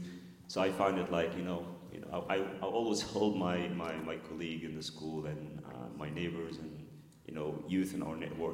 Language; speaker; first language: English; non-native, fluent; Arabic